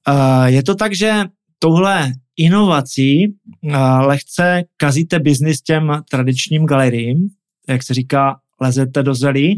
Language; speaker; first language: Czech; native; Czech